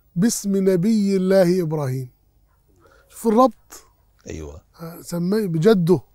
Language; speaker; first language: Arabic; native; Arabic